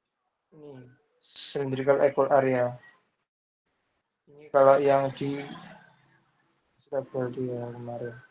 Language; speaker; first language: Indonesian; non-native, local second language; Javanese